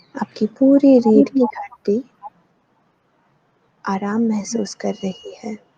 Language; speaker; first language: Hindi; native; Hindi